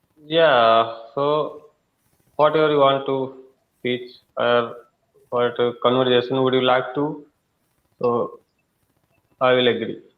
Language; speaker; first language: English; non-native, learner; Hindi